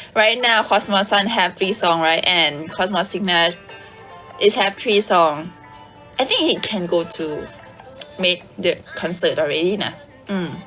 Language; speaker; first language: English; non-native, learner; Thai